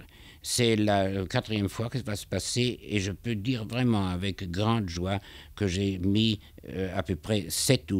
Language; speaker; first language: French; non-native, fluent; German